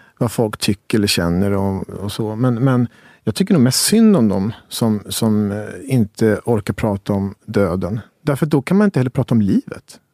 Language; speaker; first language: Swedish; native; Swedish